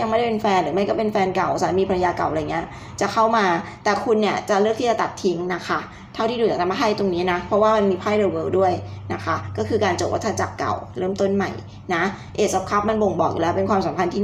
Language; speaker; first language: Thai; native; Thai